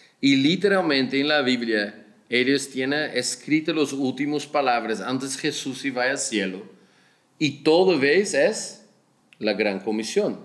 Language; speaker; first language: Spanish; non-native, learner; Dutch